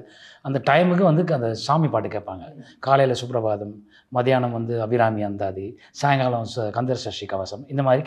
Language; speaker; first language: Tamil; native; Tamil